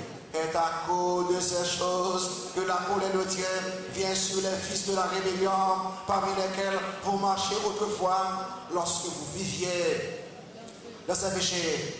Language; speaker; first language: French; non-native, local second language; Haitian Creole